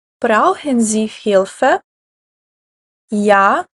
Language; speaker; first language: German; non-native, fluent; Ukrainian